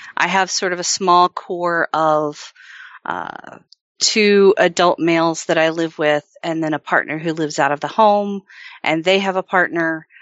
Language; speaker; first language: English; native; English